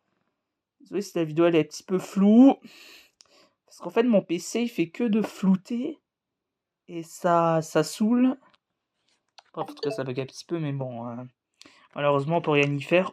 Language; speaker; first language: French; native; French